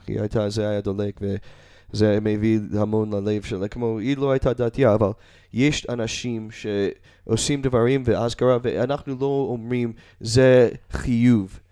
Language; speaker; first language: Hebrew; non-native, learner; English